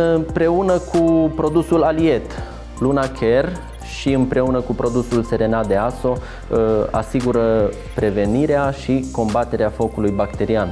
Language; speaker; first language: Romanian; native; Romanian